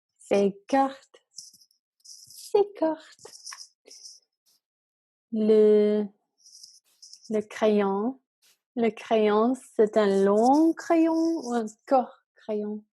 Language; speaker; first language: French; non-native, fluent; English